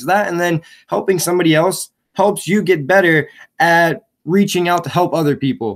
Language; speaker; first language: English; native; English